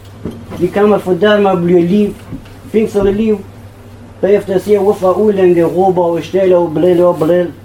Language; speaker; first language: Danish; non-native, learner; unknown